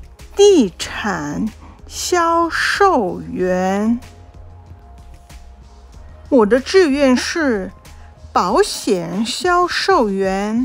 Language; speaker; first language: Chinese; non-native, local second language; Cantonese